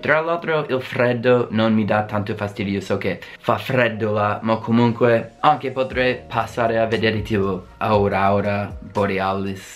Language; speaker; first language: Italian; non-native, fluent; English